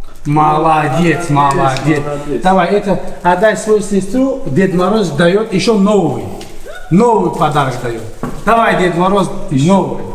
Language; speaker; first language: Russian; non-native, learner; Tajik